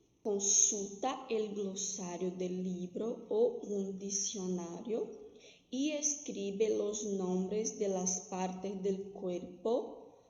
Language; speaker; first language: Spanish; non-native, fluent; Portuguese